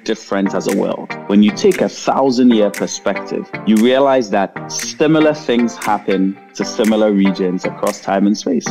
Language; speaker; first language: English; non-native, local second language; Akan